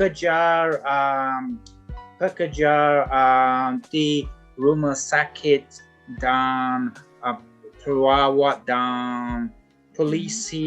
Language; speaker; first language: Indonesian; non-native, learner; English